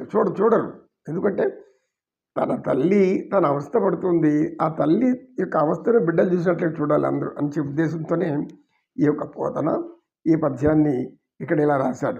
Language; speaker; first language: Telugu; native; Telugu